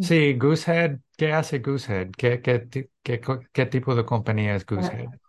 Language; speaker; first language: Spanish; early bilingual, heritage; English